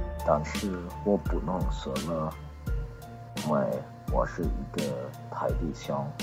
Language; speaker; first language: Chinese; non-native, learner; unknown